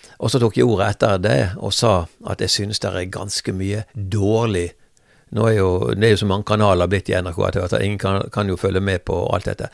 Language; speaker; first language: Norwegian; native; Norwegian